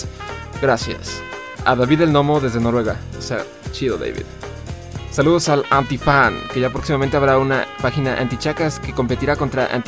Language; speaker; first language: Spanish; native; Spanish